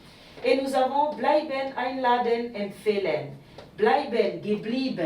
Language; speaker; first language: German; non-native, learner; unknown